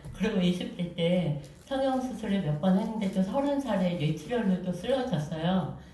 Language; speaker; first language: Korean; native; Korean